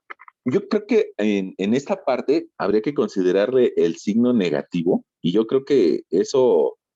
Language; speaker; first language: Spanish; native; Spanish